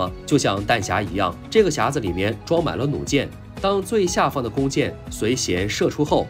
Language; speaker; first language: Chinese; native; Chinese